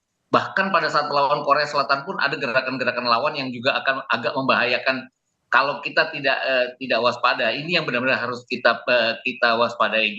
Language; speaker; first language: Indonesian; native; Indonesian